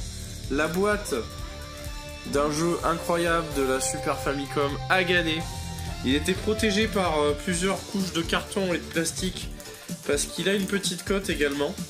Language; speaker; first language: French; native; French